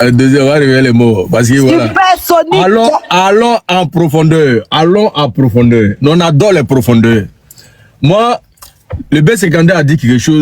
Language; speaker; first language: French; native; French